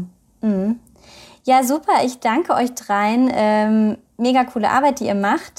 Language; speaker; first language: German; native; German